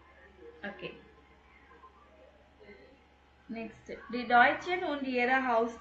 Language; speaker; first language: German; non-native, fluent; Tamil